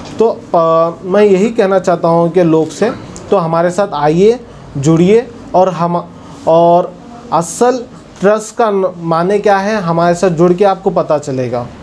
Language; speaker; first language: Hindi; non-native, local second language; Urdu